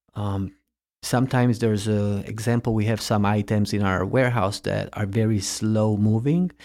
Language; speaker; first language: English; early bilingual, heritage; Italian